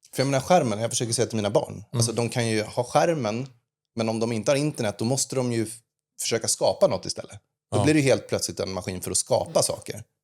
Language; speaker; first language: Swedish; native; Swedish